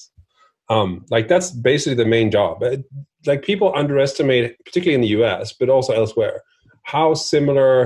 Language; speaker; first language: English; non-native, fluent; Norwegian